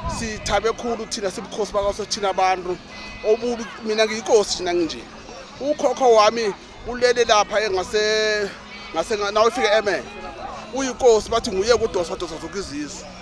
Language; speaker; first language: Zulu; non-native, local second language; South Ndebele